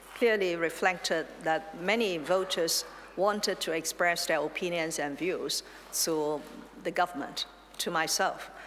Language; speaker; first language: English; non-native, local second language; Chinese